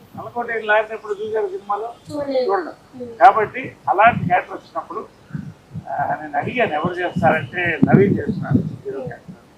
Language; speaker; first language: Telugu; native; Telugu